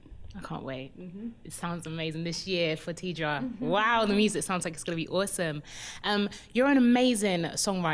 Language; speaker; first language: English; native; English